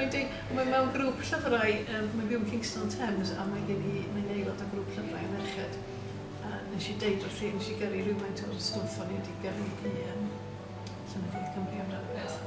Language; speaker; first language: Welsh; non-native, local second language; English